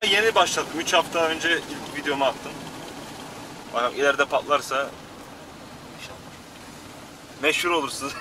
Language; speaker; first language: Turkish; early bilingual, heritage; Turkish